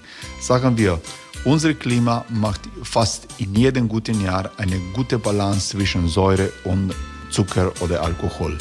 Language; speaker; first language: German; non-native, learner; Croatian